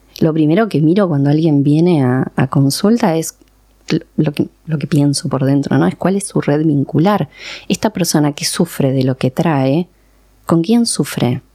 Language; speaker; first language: Spanish; early bilingual, other home language; Persian